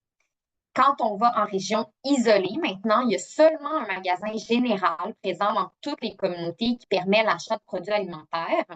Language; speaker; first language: French; native; French